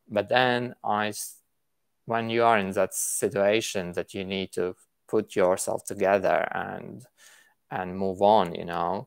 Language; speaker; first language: English; non-native, fluent; Latvian